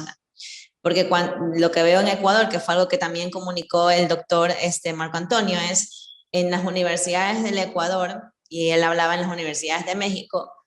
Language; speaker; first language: Spanish; native; Spanish